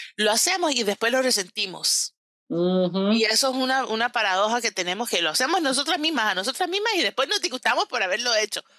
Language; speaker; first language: Spanish; early bilingual, heritage; Spanish